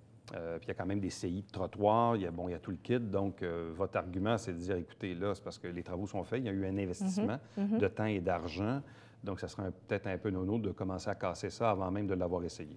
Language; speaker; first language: French; native; French